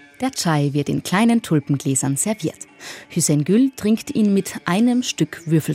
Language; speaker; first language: German; native; German